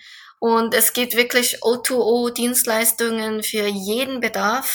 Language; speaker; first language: German; non-native, fluent; Korean